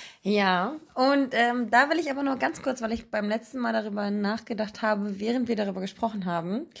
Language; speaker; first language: German; native; German